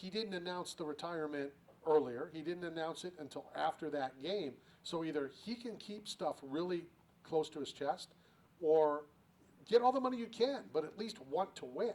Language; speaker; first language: English; native; English